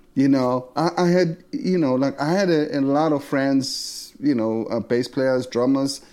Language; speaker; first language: English; non-native, local second language; Zulu